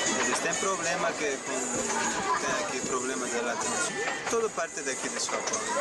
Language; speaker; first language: Portuguese; non-native, learner; Spanish